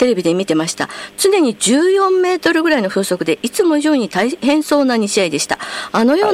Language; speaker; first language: Japanese; native; Japanese